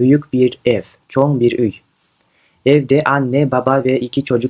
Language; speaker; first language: Turkish; non-native, fluent; Kyrgyz